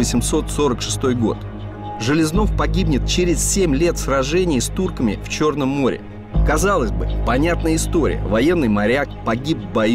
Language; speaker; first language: Russian; native; Russian